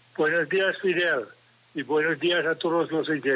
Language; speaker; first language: Spanish; non-native, fluent; English